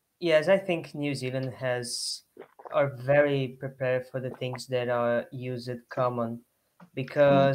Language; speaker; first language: English; non-native, learner; Portuguese